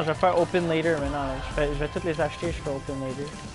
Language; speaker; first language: French; native; French